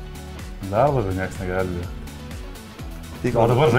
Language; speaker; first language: Lithuanian; native; Lithuanian